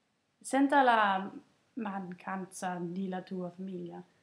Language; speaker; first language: Italian; non-native, learner; Danish